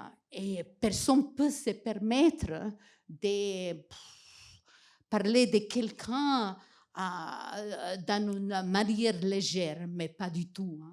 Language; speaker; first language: French; non-native, fluent; Macedonian